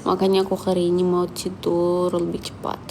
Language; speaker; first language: Indonesian; non-native, fluent; Russian